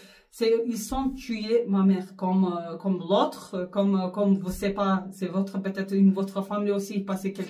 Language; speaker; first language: French; non-native, learner; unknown